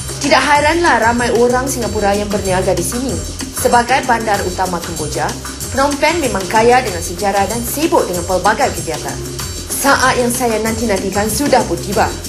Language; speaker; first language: Malay; native; Malay